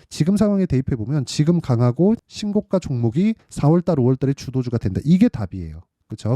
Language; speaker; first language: Korean; native; Korean